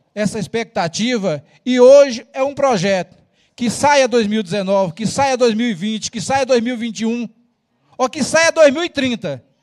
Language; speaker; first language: Portuguese; native; Portuguese